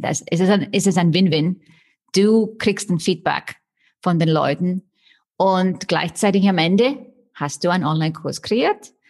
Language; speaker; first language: German; non-native, fluent; Icelandic